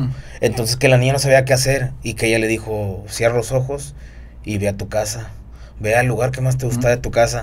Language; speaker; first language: Spanish; native; Spanish